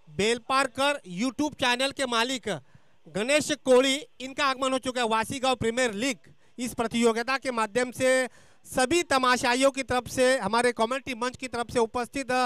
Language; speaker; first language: Hindi; non-native, local second language; Marathi